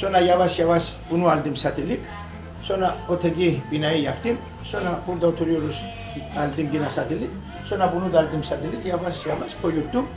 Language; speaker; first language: Turkish; early bilingual, heritage; Greek